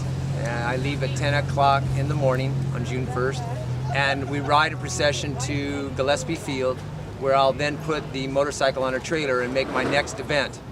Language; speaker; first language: English; native; English